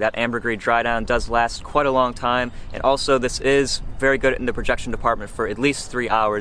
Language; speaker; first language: English; native; English